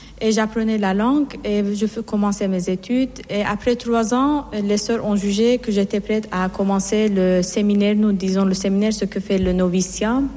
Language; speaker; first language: French; non-native, fluent; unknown